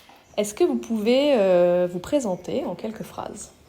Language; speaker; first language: French; native; French